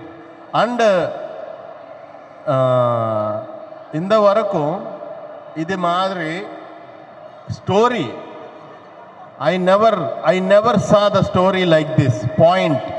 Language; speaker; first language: Tamil; non-native, learner; Telugu